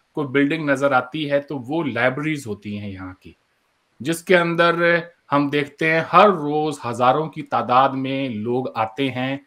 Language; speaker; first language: Hindi; native; Hindi